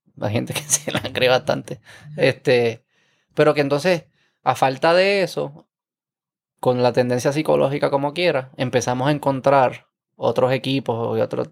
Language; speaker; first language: Spanish; native; Spanish